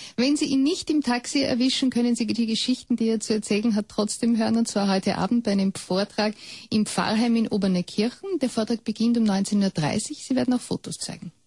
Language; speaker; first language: German; native; German